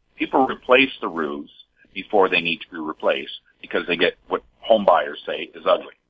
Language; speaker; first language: English; native; English